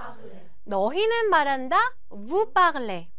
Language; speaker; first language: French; non-native, fluent; Korean